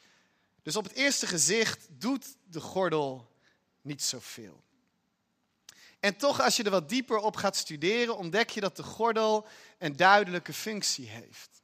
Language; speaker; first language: Dutch; native; Dutch